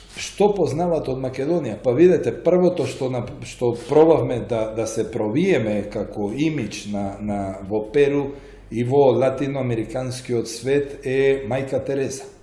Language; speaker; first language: Macedonian; native; Macedonian